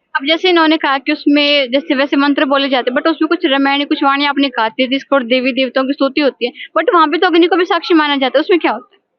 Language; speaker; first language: Hindi; native; Hindi